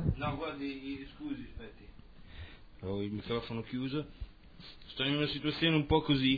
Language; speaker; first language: Italian; native; Italian